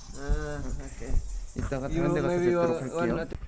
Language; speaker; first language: English; non-native, learner; Korean